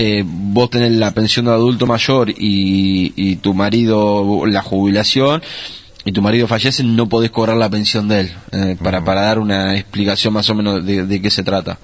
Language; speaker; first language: Spanish; native; Spanish